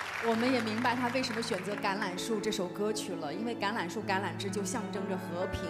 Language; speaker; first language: Chinese; native; Chinese